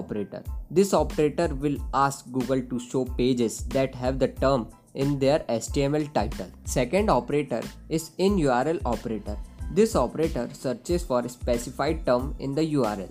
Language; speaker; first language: English; non-native, local second language; Hindi